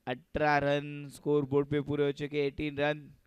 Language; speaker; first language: Hindi; non-native, local second language; Marathi